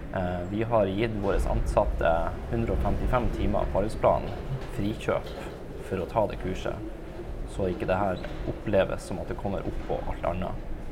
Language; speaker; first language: Norwegian; native; Norwegian